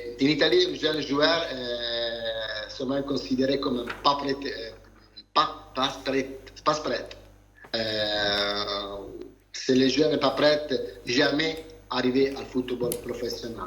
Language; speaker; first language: French; non-native, learner; Italian